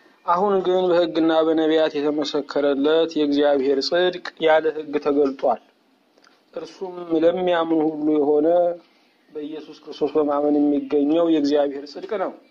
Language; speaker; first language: Amharic; native; Amharic